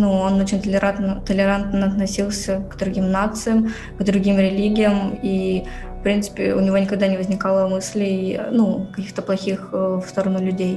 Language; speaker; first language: Russian; native; Russian